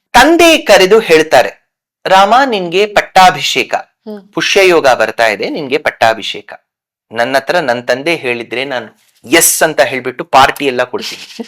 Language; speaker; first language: Kannada; non-native, local second language; Tamil